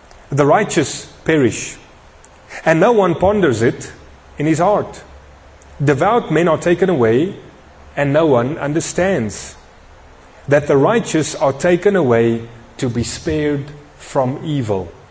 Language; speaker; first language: English; non-native, local second language; Afrikaans